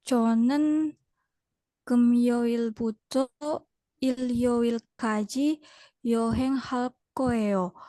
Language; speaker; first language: Korean; non-native, learner; Indonesian